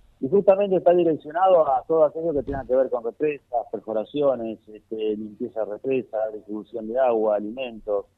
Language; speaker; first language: Spanish; native; Spanish